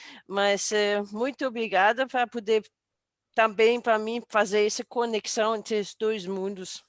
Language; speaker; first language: Portuguese; non-native, fluent; Danish